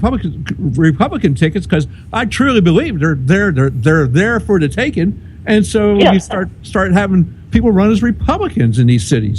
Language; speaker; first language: English; native; English